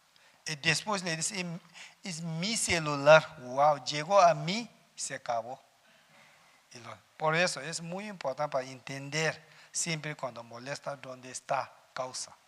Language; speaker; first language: Spanish; non-native, learner; Tibetan